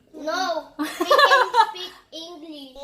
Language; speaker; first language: English; non-native, local second language; Filipino